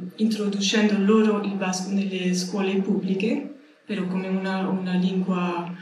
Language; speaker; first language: Italian; non-native, learner; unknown